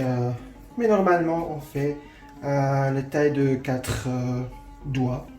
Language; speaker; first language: French; non-native, fluent; Arabic